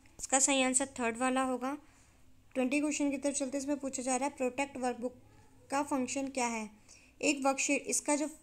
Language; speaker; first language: Hindi; native; Hindi